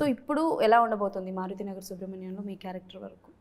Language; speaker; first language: Telugu; native; Telugu